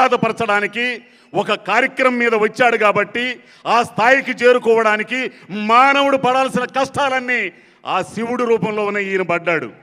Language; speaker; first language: Telugu; native; Telugu